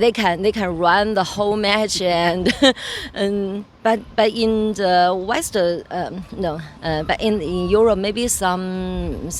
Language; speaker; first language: English; non-native, learner; Chinese